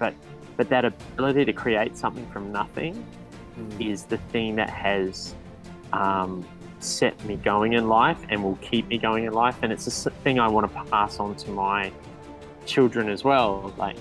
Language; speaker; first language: English; native; English